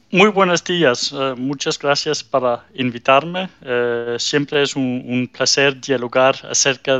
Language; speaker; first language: Spanish; non-native, fluent; Danish